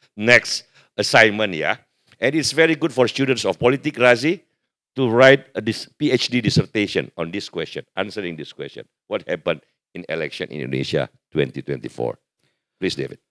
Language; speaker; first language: English; non-native, fluent; Indonesian